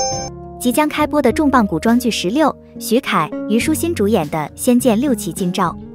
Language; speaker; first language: Chinese; native; Chinese